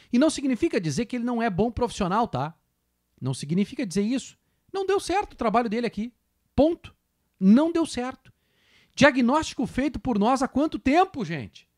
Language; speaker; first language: Portuguese; native; Portuguese